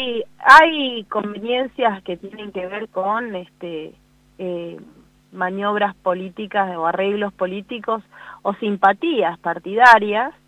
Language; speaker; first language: Spanish; native; Spanish